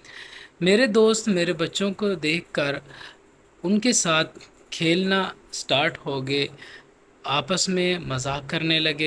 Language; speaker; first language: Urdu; non-native, local second language; Punjabi